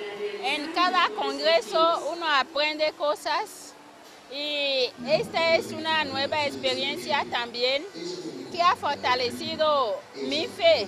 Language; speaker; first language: Spanish; non-native, fluent; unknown